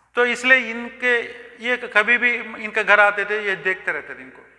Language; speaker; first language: Hindi; non-native, local second language; Telugu